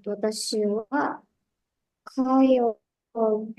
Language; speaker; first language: Japanese; non-native, learner; Indonesian